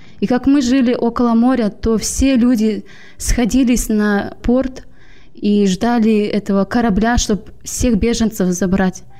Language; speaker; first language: Russian; native; Russian